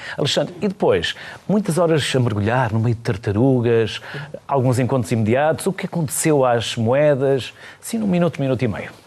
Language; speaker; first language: Portuguese; native; Portuguese